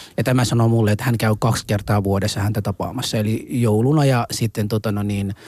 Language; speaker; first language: Finnish; non-native, fluent; Somali